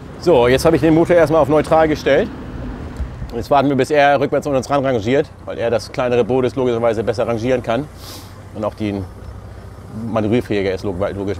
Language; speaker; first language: German; native; German